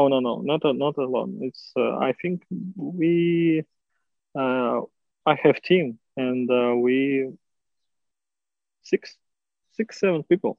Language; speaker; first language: English; non-native, learner; Russian